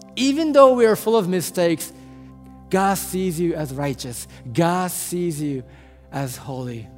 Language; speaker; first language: English; non-native, fluent; Japanese